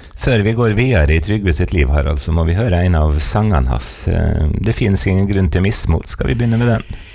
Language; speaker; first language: Norwegian; native; Norwegian